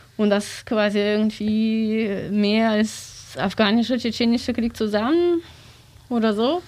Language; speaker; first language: German; non-native, learner; Russian